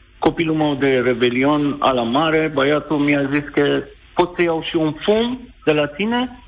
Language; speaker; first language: Romanian; non-native, fluent; Persian